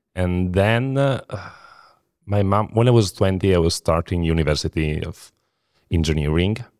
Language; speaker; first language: English; non-native, fluent; Italian